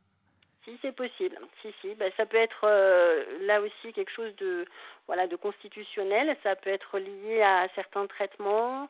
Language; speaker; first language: French; native; French